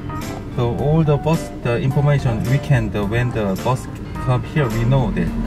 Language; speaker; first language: English; non-native, learner; Korean